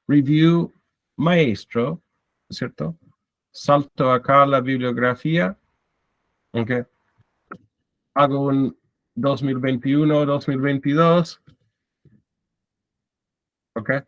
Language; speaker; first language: Spanish; non-native, fluent; English